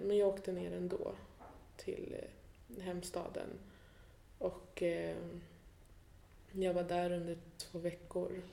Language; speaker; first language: Swedish; early bilingual, other home language; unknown